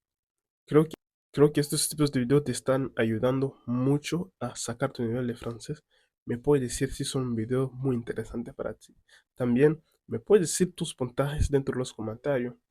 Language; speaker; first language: Spanish; non-native, fluent; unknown